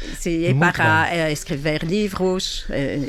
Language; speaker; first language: Portuguese; non-native, learner; French